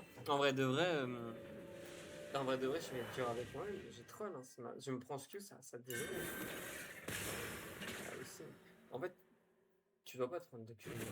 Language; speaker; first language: French; native; French